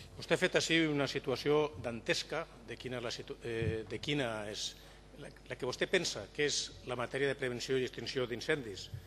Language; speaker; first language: Catalan; native; Catalan